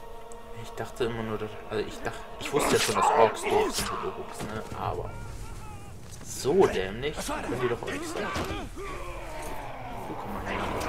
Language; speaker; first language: German; native; German